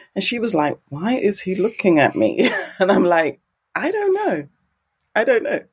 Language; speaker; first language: English; native; English